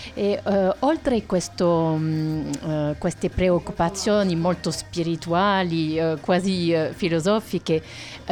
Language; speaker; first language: Italian; non-native, fluent; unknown